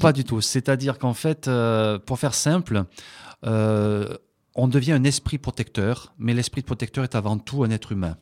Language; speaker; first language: French; native; French